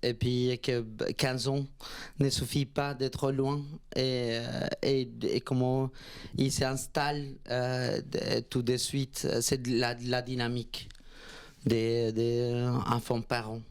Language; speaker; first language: French; non-native, fluent; Spanish